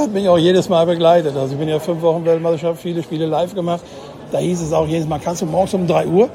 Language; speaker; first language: German; native; German